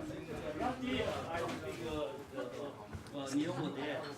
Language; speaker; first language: English; non-native, learner; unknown